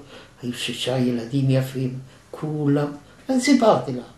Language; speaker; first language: Hebrew; non-native, fluent; German